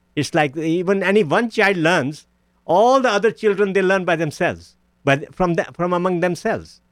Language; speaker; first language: English; non-native, local second language; Punjabi